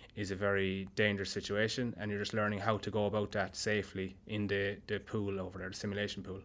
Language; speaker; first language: English; native; English